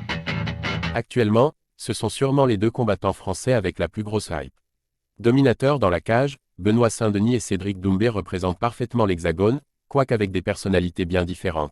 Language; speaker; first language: French; native; French